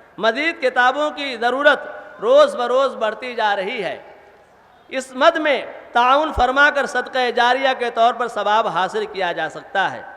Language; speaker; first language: Urdu; native; Urdu